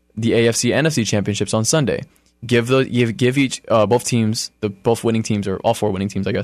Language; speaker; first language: English; native; English